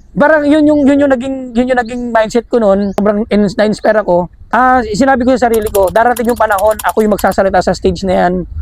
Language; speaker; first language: Filipino; native; Filipino